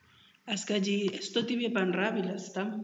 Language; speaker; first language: Russian; non-native, learner; Spanish